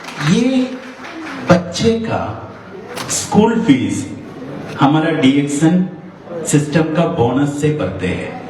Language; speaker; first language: Hindi; non-native, fluent; Bangla